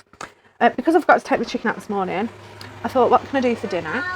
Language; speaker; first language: English; native; English